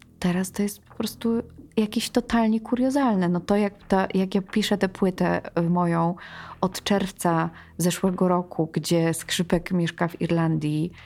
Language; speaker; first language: Polish; early bilingual, heritage; Polish